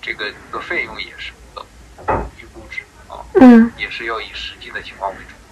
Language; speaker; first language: Chinese; native; Chinese